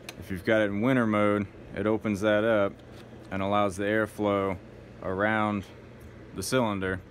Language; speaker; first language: English; native; English